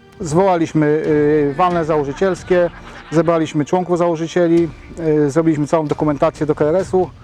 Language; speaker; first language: Polish; native; Polish